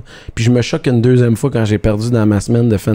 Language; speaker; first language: French; native; French